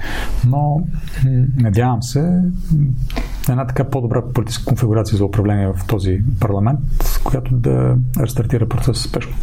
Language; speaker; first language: Bulgarian; native; Bulgarian